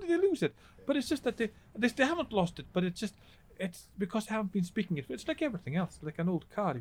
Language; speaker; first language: English; native; English